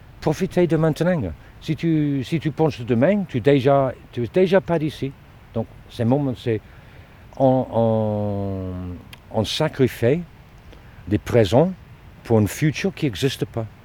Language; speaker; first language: French; non-native, learner; English